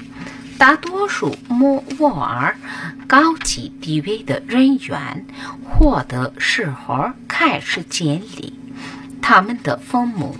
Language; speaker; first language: Chinese; non-native, learner; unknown